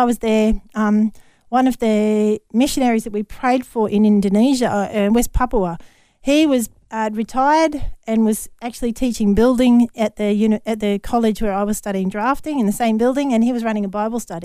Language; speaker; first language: English; native; English